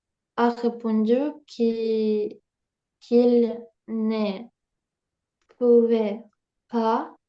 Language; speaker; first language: French; non-native, learner; Ukrainian